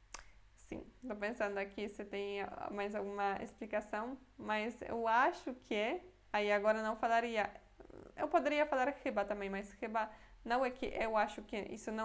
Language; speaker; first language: Portuguese; non-native, fluent; Polish